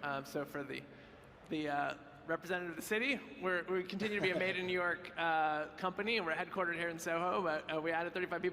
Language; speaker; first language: English; native; English